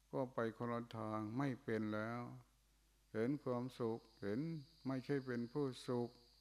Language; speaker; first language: Thai; non-native, local second language; Northeastern Thai